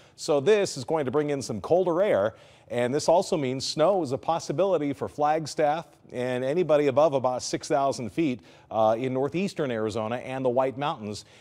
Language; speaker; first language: English; native; English